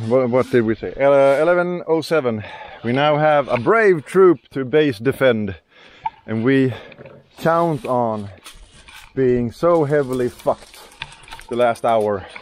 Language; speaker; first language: English; non-native, fluent; Swedish